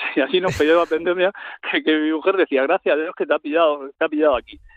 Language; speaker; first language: Spanish; native; Spanish